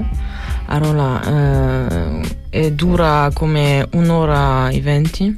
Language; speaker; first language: Italian; non-native, learner; French